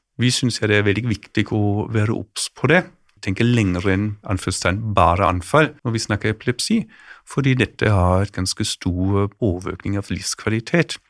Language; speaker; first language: Norwegian; non-native, fluent; German